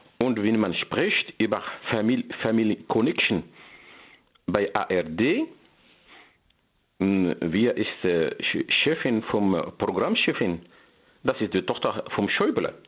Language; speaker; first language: German; non-native, learner; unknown